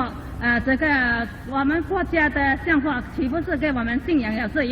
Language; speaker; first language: Chinese; native; Chinese